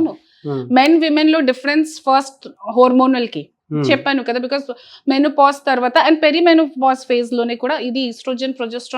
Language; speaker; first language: Telugu; non-native, local second language; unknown